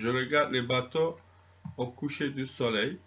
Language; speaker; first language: French; non-native, fluent; Turkish